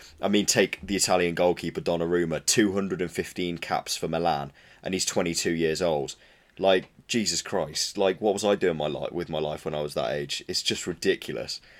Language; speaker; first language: English; native; English